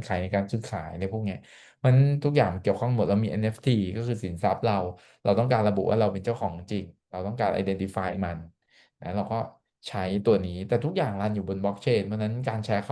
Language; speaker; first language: Thai; native; Thai